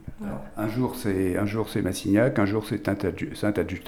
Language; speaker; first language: French; native; French